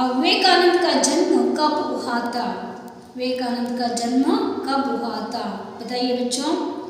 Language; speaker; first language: Hindi; non-native, local second language; Kannada